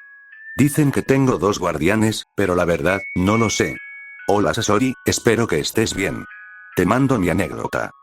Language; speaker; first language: Spanish; native; Spanish